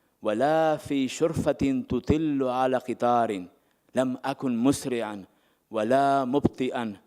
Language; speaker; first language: Arabic; native; Arabic